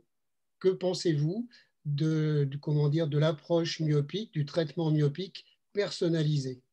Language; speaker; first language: French; native; French